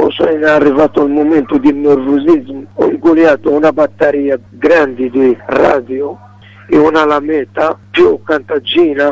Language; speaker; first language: Italian; non-native, learner; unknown